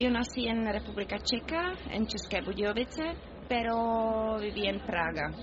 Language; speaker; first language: Spanish; non-native, learner; Czech